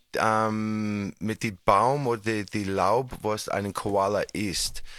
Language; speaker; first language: German; non-native, fluent; English